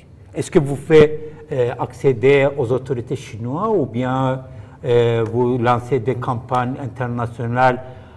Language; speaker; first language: French; non-native, fluent; Turkish